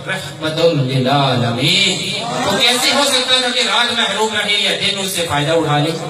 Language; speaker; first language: Urdu; non-native, fluent; Arabic